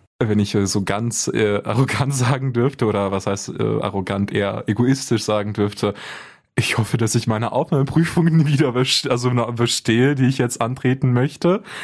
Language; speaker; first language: German; early bilingual, other home language; Bulgarian